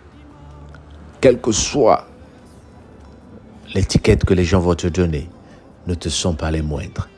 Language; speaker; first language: French; non-native, local second language; Lingala